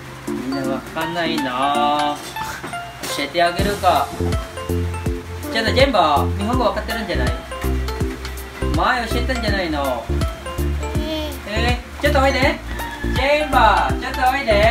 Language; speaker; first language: Japanese; non-native, learner; Filipino